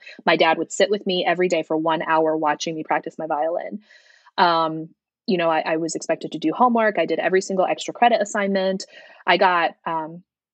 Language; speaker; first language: English; early bilingual, other home language; Chinese